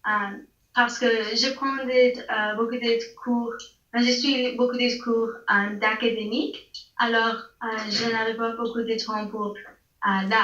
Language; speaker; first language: French; non-native, learner; English